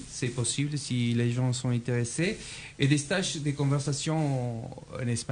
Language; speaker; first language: French; non-native, fluent; Spanish